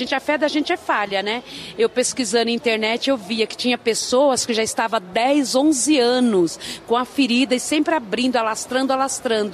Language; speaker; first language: Portuguese; native; Portuguese